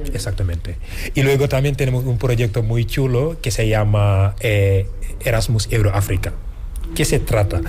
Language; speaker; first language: Spanish; non-native, fluent; Wolof